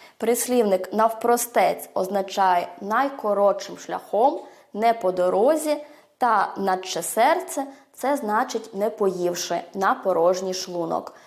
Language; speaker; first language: Ukrainian; early bilingual, heritage; Ukrainian